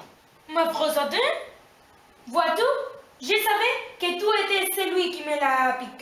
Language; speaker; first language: French; non-native, learner; Spanish